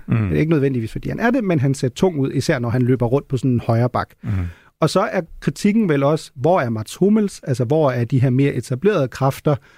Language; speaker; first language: Danish; non-native, local second language; German